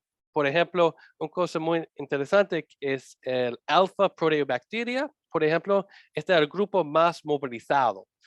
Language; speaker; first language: Spanish; non-native, learner; English